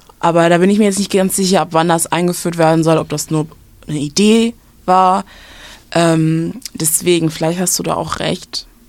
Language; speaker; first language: German; native; German